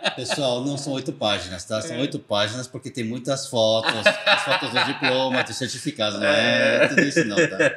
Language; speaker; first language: Portuguese; early bilingual, other home language; Korean